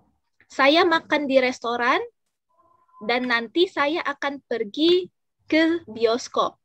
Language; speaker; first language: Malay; non-native, fluent; Indonesian